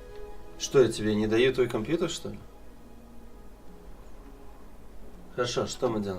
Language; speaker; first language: Russian; native; Russian